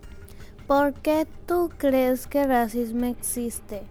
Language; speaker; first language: Spanish; early bilingual, other home language; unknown